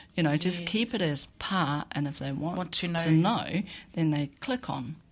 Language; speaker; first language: English; native; English